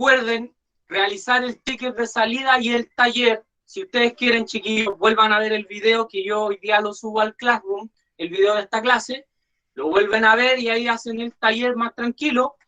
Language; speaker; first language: Spanish; native; Spanish